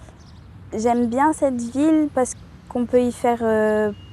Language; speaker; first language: French; early bilingual, other home language; English